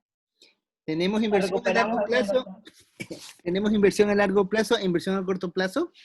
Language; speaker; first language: Spanish; native; Spanish